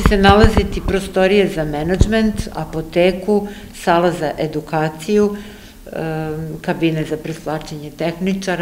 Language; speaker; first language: Serbian; native; Serbian